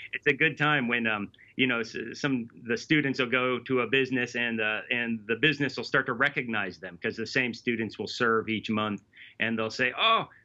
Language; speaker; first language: English; native; English